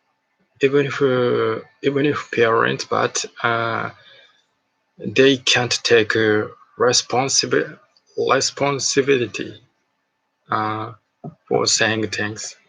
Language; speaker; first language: English; non-native, learner; Japanese